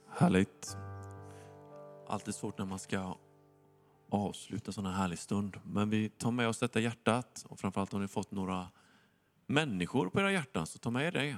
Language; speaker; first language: Swedish; native; Swedish